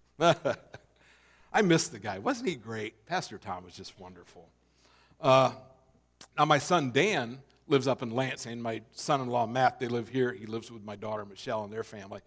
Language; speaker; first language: English; native; English